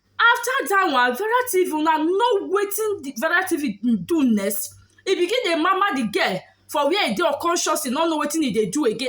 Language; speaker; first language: Nigerian Pidgin; native; Nigerian Pidgin